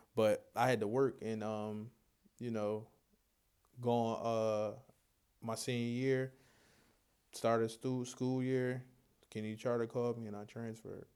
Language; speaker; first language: English; native; English